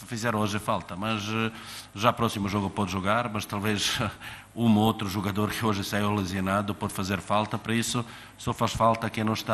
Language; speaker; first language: Portuguese; non-native, fluent; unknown